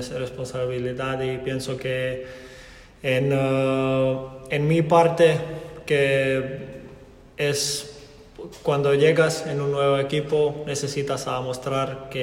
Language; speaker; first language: Spanish; non-native, learner; Croatian